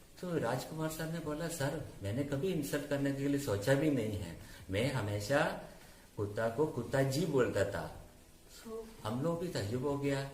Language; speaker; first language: Hindi; non-native, local second language; Malayalam